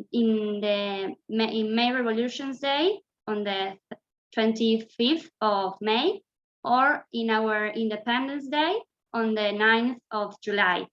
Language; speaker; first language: English; non-native, fluent; Spanish